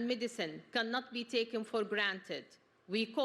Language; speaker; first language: English; non-native, fluent; Arabic